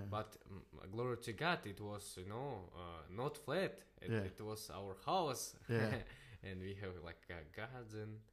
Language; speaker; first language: English; non-native, learner; Russian